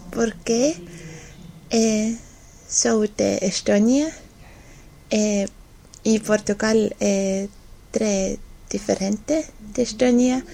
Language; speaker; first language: Portuguese; non-native, learner; Estonian